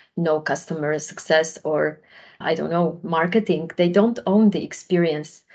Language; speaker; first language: English; non-native, fluent; Polish